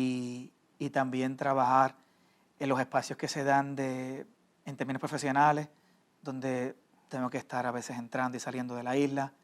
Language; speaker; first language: Spanish; native; Spanish